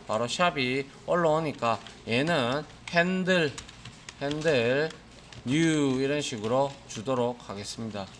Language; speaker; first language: Korean; native; Korean